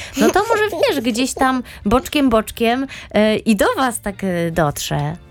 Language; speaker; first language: Polish; native; Polish